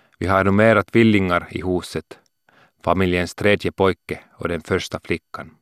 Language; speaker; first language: Swedish; non-native, local second language; Finnish